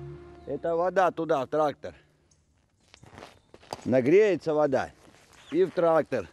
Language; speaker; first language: Russian; native; Russian